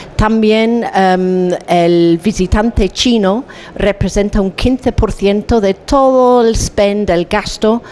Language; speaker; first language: Spanish; non-native, fluent; English